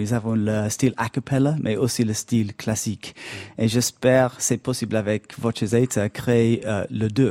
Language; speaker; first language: French; non-native, learner; English